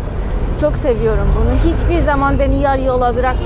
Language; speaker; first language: Turkish; non-native, learner; Persian